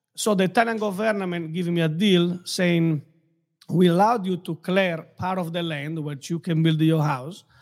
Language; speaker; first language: English; non-native, fluent; Italian